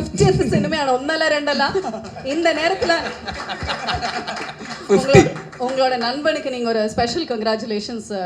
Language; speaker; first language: Tamil; native; Tamil